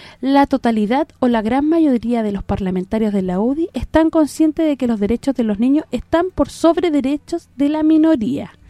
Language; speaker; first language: Spanish; native; Spanish